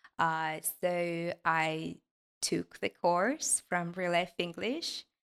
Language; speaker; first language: English; non-native, fluent; Ukrainian